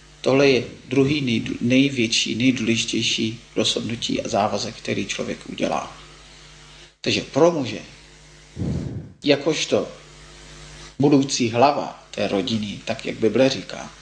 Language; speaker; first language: Czech; non-native, fluent; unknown